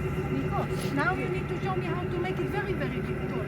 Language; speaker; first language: English; non-native, learner; Hebrew